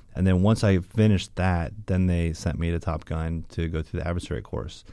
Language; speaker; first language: English; native; English